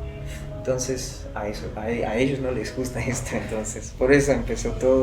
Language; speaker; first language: Spanish; non-native, fluent; Persian